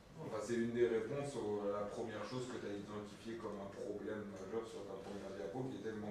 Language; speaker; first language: French; native; French